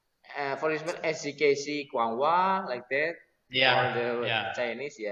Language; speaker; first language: English; non-native, learner; Indonesian